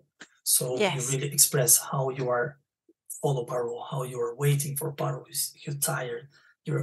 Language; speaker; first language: English; non-native, learner; Portuguese